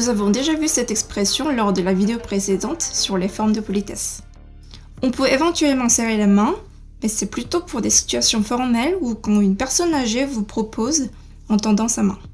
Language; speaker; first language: French; native; French